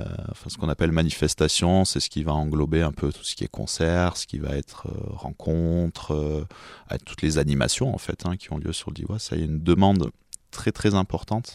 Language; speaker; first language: French; native; French